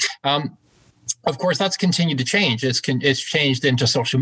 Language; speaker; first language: English; native; English